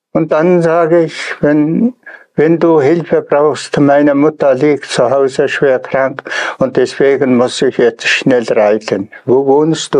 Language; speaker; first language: German; non-native, fluent; Tuvinian